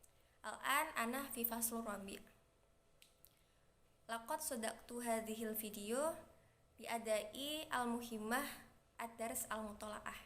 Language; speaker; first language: Arabic; non-native, learner; Indonesian